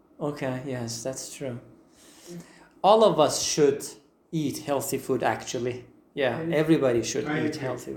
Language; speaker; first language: English; non-native, fluent; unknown